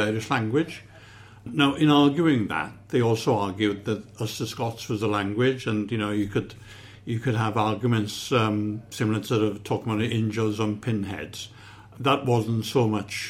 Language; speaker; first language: English; native; English